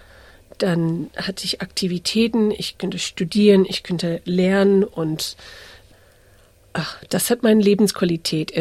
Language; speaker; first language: German; non-native, fluent; English